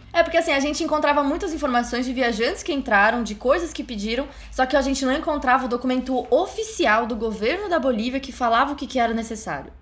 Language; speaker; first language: Portuguese; native; Portuguese